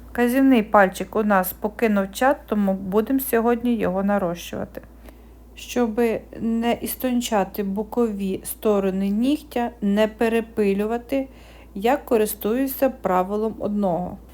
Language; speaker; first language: Ukrainian; native; Ukrainian